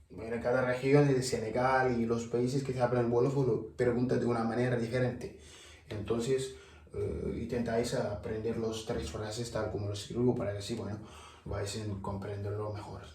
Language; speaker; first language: Spanish; non-native, learner; Wolof